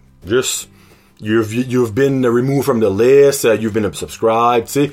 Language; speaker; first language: English; non-native, local second language; French